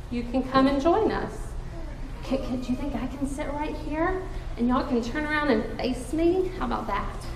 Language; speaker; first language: English; native; English